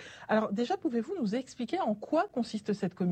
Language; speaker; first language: French; native; French